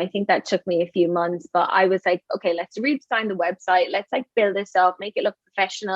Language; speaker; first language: English; native; English